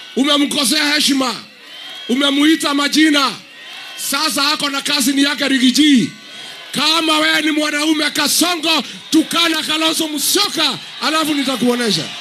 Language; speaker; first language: Swahili; non-native, local second language; Kikuyu